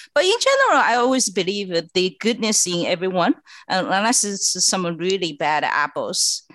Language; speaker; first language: English; non-native, fluent; Chinese